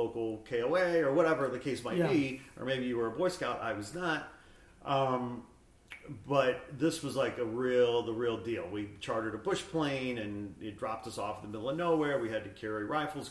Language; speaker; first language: English; native; English